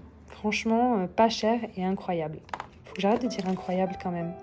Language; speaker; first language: French; native; French